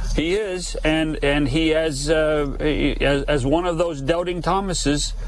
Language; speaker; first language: English; native; English